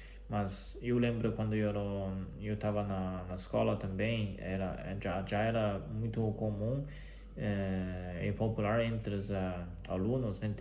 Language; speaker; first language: Portuguese; non-native, fluent; Chinese